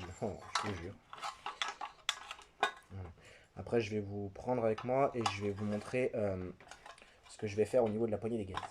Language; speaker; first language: French; native; French